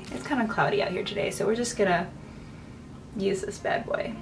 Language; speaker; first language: English; native; English